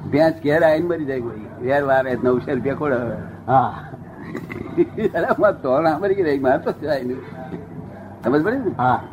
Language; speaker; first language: Gujarati; native; Gujarati